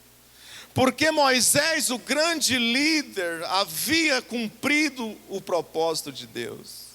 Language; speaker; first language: Portuguese; native; Portuguese